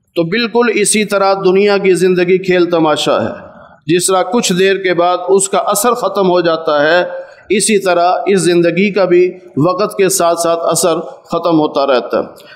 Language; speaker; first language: Urdu; non-native, local second language; Punjabi